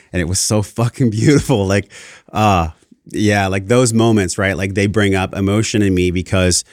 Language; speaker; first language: English; early bilingual, other home language; Italian